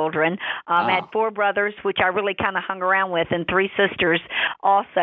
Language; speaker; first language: English; native; English